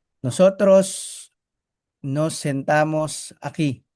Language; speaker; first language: Spanish; non-native, learner; Filipino